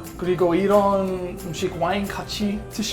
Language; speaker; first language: Korean; early bilingual, heritage; Korean